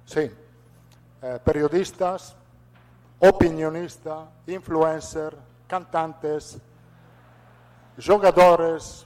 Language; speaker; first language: Portuguese; non-native, fluent; Italian